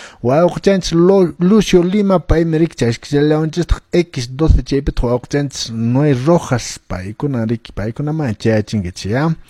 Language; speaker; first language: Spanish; non-native, local second language; Quechua